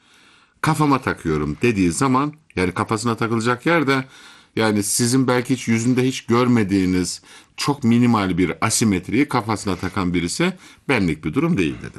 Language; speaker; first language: Turkish; native; Turkish